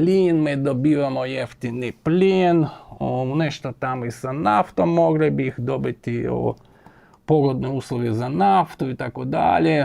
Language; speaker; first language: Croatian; non-native, fluent; Ukrainian